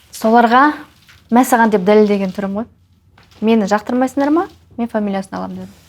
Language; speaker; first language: Kazakh; non-native, local second language; Russian